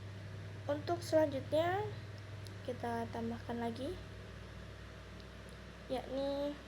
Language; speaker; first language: Indonesian; native; Indonesian